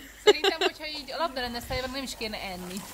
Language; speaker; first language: Hungarian; native; Hungarian